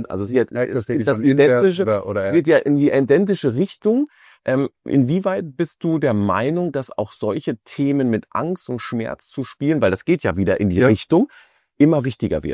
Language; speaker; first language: German; native; German